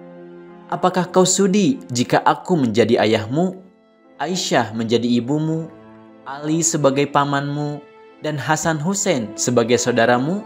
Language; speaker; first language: Indonesian; native; Indonesian